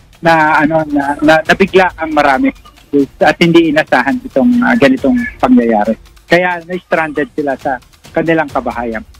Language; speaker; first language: Filipino; native; Filipino